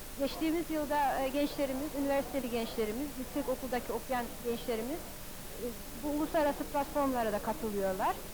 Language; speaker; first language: Turkish; early bilingual, heritage; Turkish